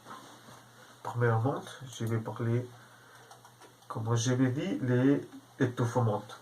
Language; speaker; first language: French; non-native, learner; Spanish